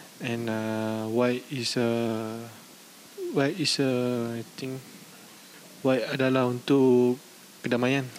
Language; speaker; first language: English; non-native, learner; Malay